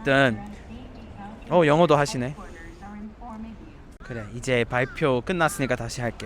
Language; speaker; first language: Korean; non-native, fluent; English